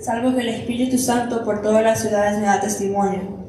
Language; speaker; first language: Spanish; early bilingual, heritage; Spanish